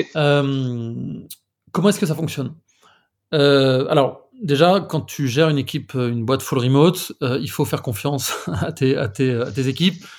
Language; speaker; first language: French; native; French